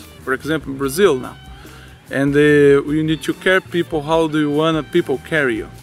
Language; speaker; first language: English; non-native, learner; Portuguese